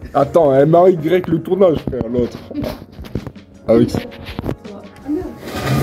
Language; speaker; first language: French; native; French